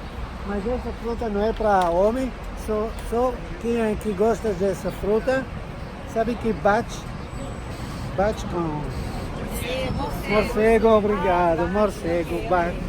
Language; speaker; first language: Portuguese; non-native, learner; Hebrew